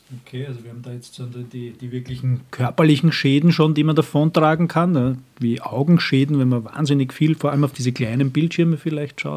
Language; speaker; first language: German; native; German